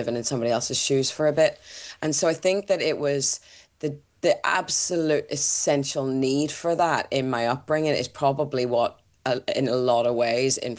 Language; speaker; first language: English; native; English